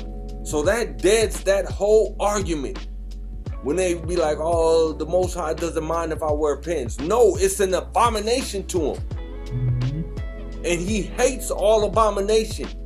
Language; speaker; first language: English; native; English